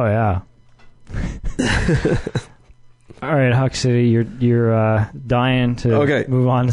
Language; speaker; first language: English; native; English